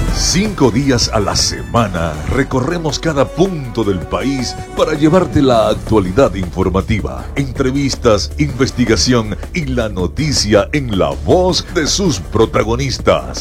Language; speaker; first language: Spanish; native; Spanish